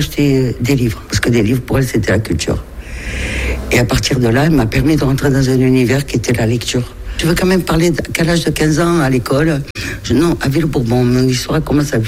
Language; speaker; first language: French; native; French